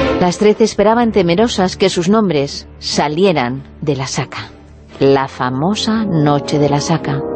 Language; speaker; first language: Spanish; native; Spanish